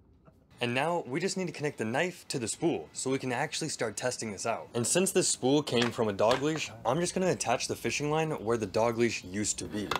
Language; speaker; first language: English; native; English